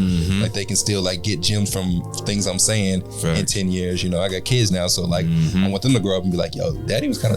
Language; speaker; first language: English; native; English